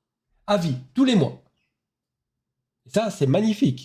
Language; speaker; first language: French; native; French